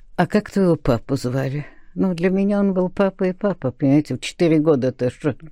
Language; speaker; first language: Russian; early bilingual, other home language; Spanish